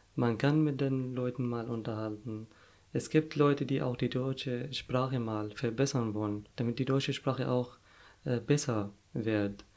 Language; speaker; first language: German; non-native, fluent; Arabic